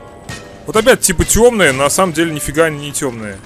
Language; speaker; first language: Russian; native; Russian